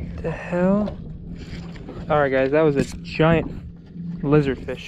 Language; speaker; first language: English; native; English